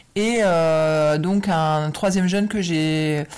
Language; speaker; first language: French; native; French